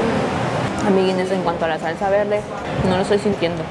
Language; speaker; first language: Spanish; native; Spanish